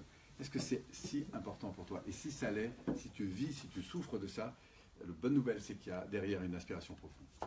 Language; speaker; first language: French; native; French